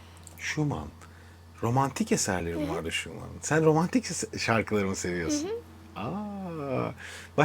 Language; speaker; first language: Turkish; native; Turkish